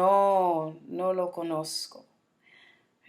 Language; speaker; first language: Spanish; non-native, learner; English